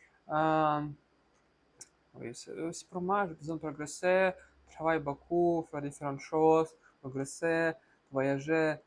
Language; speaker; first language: French; non-native, learner; Russian